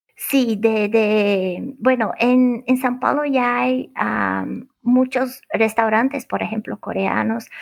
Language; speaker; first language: Spanish; non-native, fluent; Portuguese